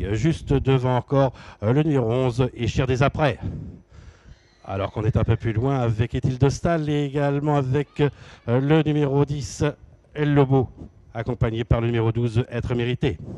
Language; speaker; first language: French; native; French